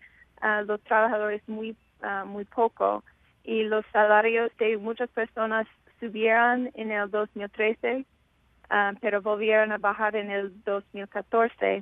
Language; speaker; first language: Spanish; non-native, fluent; English